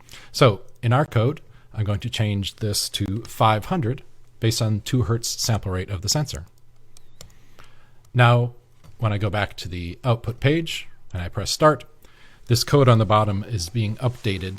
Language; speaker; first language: English; native; English